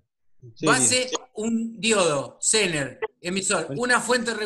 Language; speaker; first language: Spanish; native; Spanish